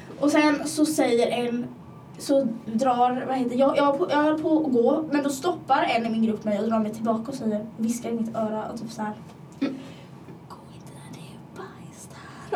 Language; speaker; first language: Swedish; early bilingual, other home language; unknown